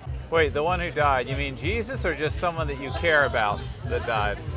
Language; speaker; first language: English; native; English